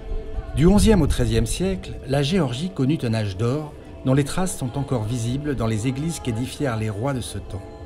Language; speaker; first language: French; native; French